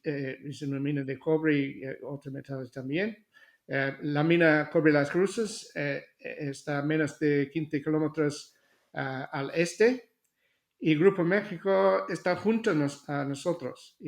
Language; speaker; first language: Spanish; non-native, fluent; English